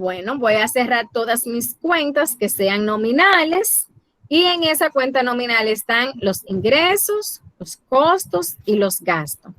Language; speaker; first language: Spanish; native; Spanish